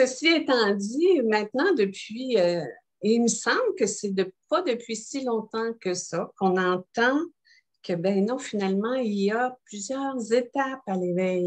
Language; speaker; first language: French; native; French